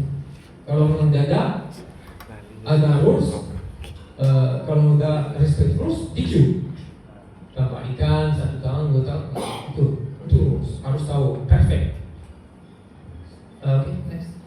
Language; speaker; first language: Indonesian; non-native, learner; French